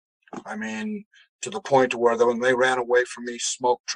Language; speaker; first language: English; native; English